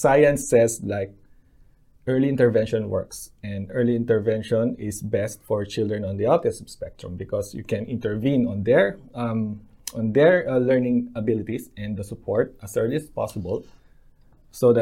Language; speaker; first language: English; non-native, local second language; Filipino